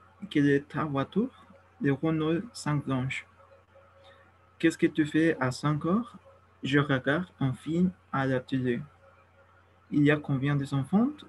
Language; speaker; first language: French; non-native, learner; Spanish